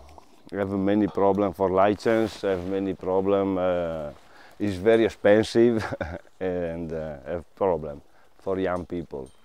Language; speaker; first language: English; non-native, learner; Italian